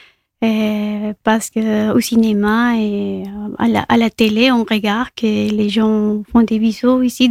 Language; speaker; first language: French; non-native, fluent; Spanish